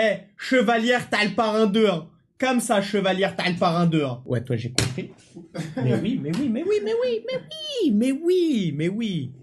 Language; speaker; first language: French; native; French